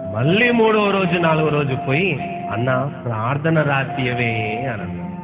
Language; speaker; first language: Telugu; non-native, local second language; Urdu